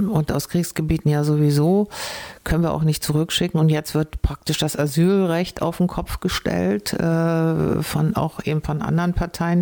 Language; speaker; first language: German; native; German